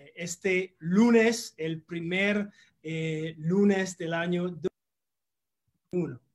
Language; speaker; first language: Spanish; non-native, learner; English